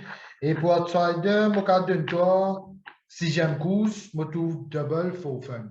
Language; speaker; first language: French; non-native, local second language; Morisyen